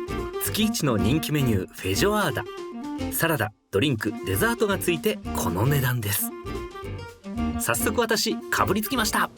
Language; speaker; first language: Japanese; native; Japanese